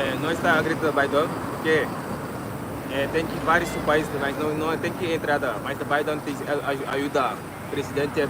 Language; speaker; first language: Portuguese; non-native, learner; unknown